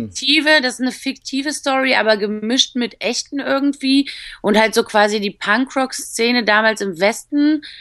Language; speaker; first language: German; early bilingual, other home language; Polish